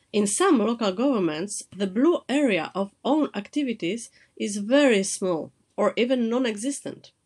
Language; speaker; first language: English; non-native, fluent; Polish